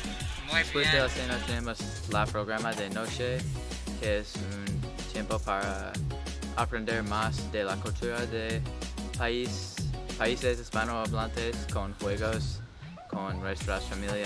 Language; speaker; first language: Spanish; non-native, learner; English